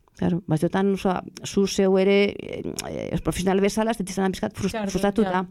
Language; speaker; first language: Basque; non-native, local second language; Spanish